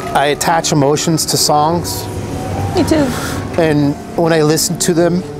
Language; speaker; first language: English; early bilingual, other home language; Spanish